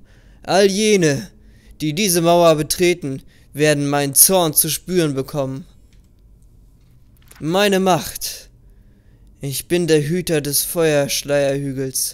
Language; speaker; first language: German; native; German